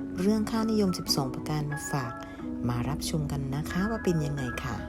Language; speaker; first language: Thai; native; Thai